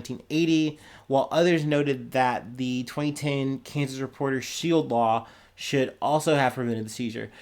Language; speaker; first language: English; native; English